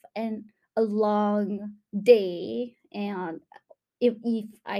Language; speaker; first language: English; non-native, local second language; Malay